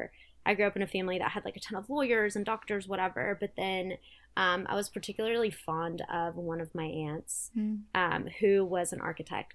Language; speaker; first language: English; early bilingual, other home language; Spanish